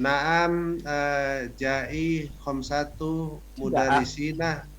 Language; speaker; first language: Arabic; non-native, learner; Indonesian